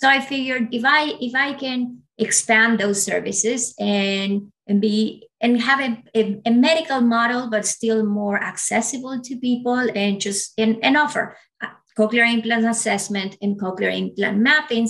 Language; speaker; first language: English; non-native, fluent; Spanish